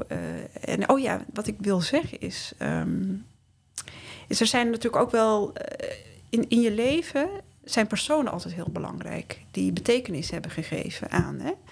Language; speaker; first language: Dutch; early bilingual, other home language; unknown